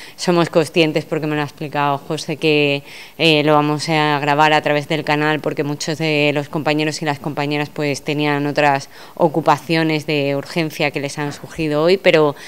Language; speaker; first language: Spanish; native; Spanish